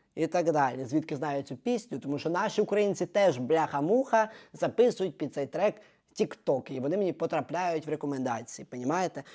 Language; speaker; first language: Ukrainian; native; Ukrainian